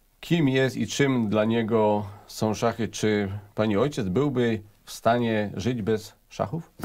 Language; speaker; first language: Polish; native; Polish